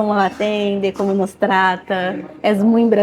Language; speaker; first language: Spanish; non-native, learner; Portuguese